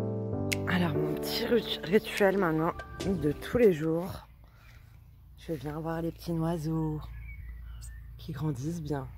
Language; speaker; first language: French; native; French